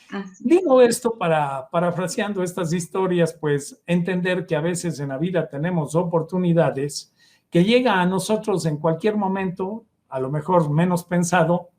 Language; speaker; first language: Spanish; native; Spanish